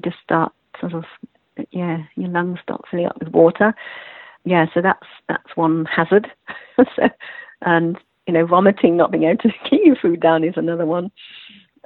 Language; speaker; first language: English; native; English